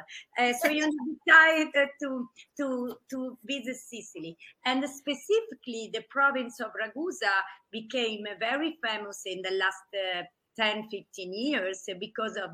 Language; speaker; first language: English; non-native, fluent; Italian